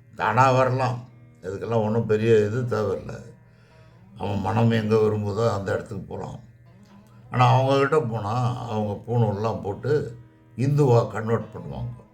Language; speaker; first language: Tamil; native; Tamil